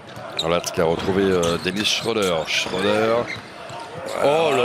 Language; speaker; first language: French; native; French